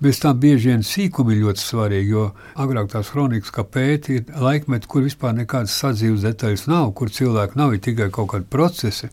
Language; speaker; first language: Latvian; native; Latvian